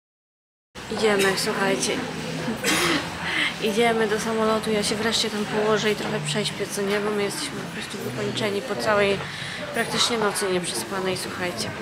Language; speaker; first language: Polish; native; Polish